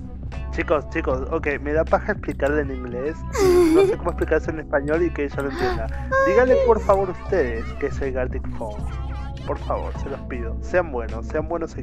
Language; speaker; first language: Spanish; native; Spanish